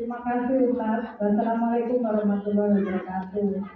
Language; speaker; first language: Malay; non-native, local second language; Javanese